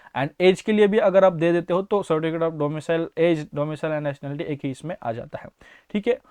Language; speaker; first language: Hindi; non-native, local second language; Marathi